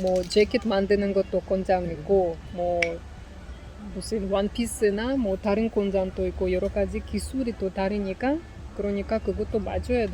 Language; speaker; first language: Korean; non-native, learner; Russian